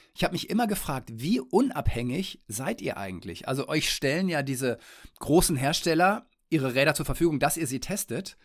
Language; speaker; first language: German; native; German